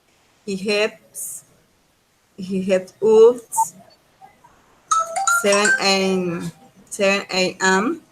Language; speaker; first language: English; non-native, learner; Spanish